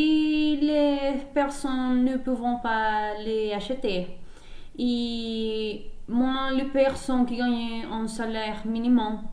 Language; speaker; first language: French; non-native, learner; Spanish